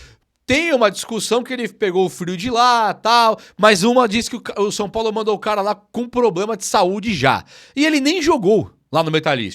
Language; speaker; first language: Portuguese; native; Portuguese